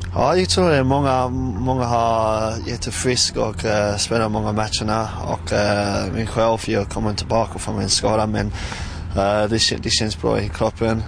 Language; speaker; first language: Swedish; non-native, fluent; English